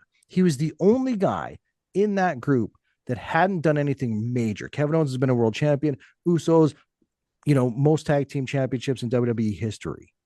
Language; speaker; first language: English; native; English